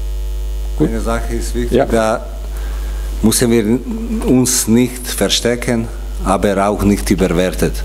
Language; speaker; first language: German; non-native, fluent; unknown